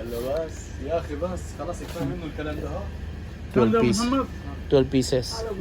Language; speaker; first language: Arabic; non-native, learner; Filipino